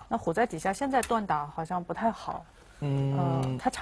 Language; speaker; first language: Chinese; native; Chinese